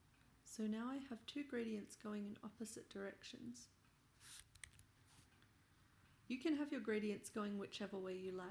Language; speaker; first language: English; native; English